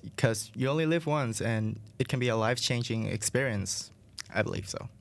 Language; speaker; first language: English; non-native, fluent; Vietnamese